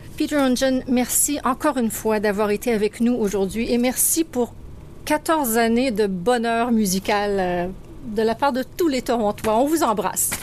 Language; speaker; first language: French; native; French